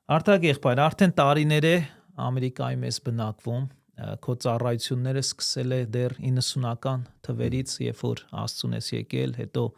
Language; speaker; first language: Armenian; early bilingual, heritage; Armenian